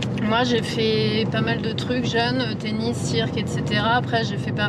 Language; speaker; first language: French; native; French